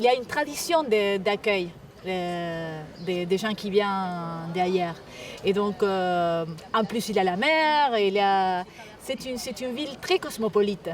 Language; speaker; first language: French; non-native, fluent; Spanish